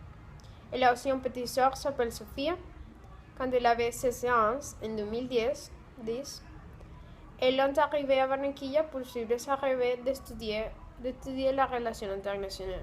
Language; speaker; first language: French; non-native, learner; Spanish